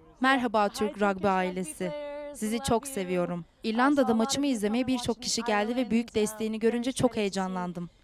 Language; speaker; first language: Turkish; non-native, learner; English